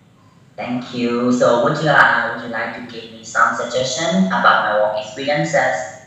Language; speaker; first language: English; non-native, learner; Burmese